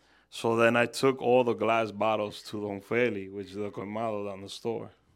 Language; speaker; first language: English; early bilingual, other home language; Spanish